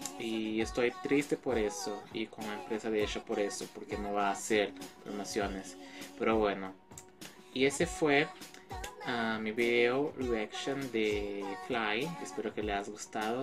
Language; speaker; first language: Spanish; non-native, fluent; Portuguese